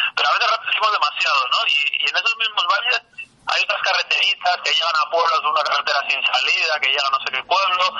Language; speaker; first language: Spanish; native; Spanish